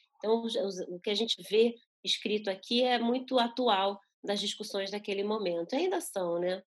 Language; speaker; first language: Portuguese; early bilingual, other home language; Spanish